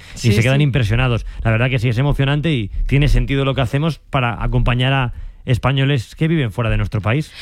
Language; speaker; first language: Spanish; native; Spanish